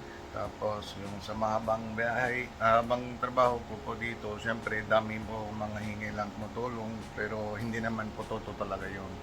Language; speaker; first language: Filipino; non-native, local second language; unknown